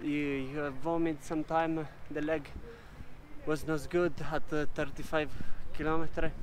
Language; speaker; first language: English; non-native, learner; Italian